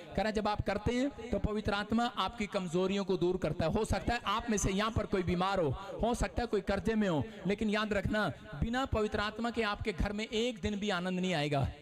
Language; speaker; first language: Hindi; non-native, local second language; Punjabi